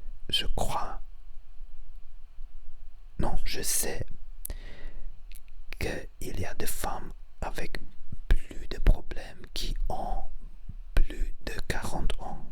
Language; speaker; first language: French; non-native, learner; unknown